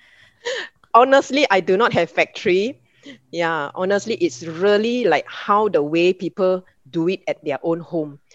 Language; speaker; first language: English; non-native, local second language; Min Nan Chinese